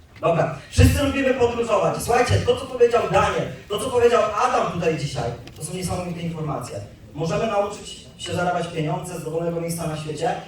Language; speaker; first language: Polish; native; Polish